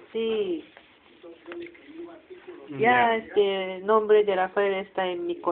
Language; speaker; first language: Spanish; non-native, learner; Japanese